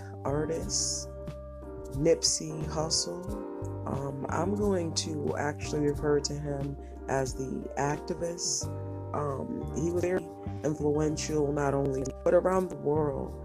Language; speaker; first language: English; native; English